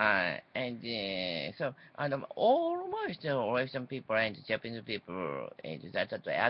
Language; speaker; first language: English; non-native, learner; Japanese